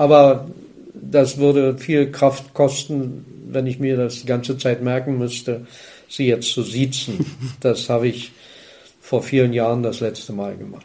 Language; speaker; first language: German; native; German